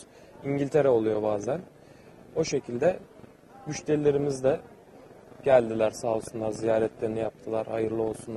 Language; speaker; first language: Turkish; native; Turkish